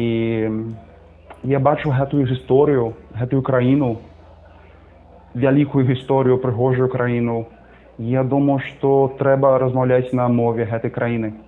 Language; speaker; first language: Belarusian; non-native, fluent; Portuguese